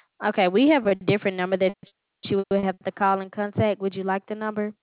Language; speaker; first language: English; native; English